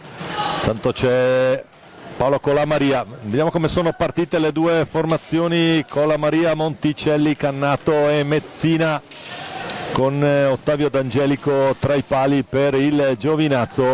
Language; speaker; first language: Italian; native; Italian